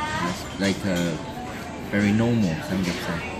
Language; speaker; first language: English; non-native, learner; Korean